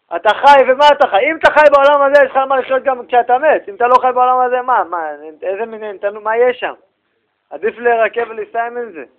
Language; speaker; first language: Hebrew; native; Hebrew